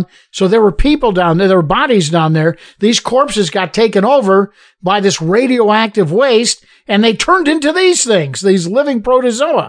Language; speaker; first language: English; native; English